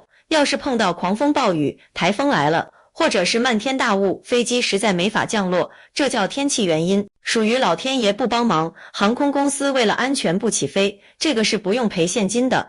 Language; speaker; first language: Chinese; native; Chinese